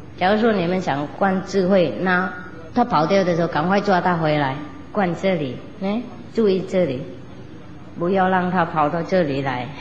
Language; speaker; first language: Chinese; non-native, fluent; Vietnamese